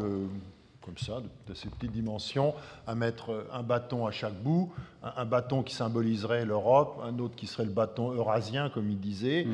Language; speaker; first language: French; native; French